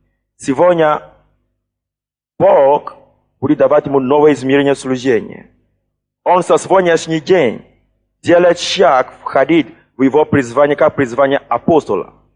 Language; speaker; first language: Russian; non-native, fluent; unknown